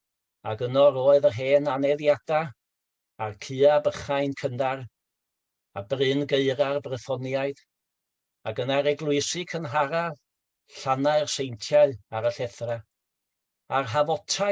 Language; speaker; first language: Welsh; native; Welsh